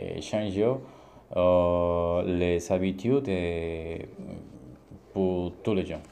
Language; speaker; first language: French; non-native, learner; Spanish